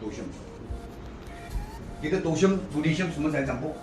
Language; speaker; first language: Indonesian; non-native, local second language; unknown